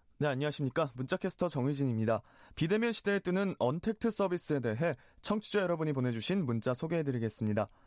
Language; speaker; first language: Korean; native; Korean